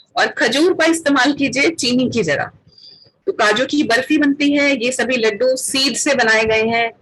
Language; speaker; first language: Hindi; native; Hindi